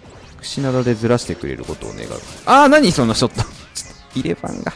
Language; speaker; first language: Japanese; native; Japanese